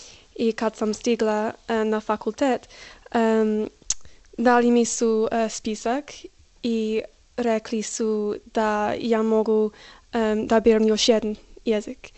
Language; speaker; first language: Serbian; non-native, learner; English